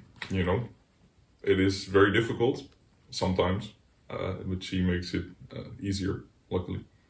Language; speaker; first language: English; non-native, fluent; Dutch